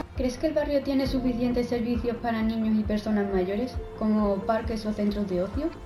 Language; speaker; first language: Spanish; native; Spanish